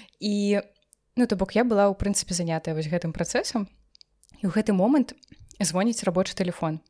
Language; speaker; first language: Belarusian; non-native, local second language; Russian